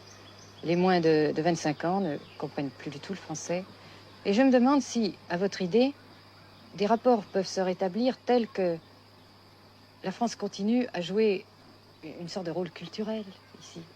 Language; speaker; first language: French; native; French